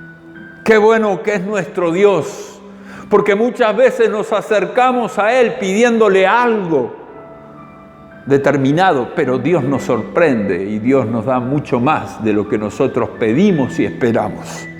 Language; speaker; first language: Spanish; native; Spanish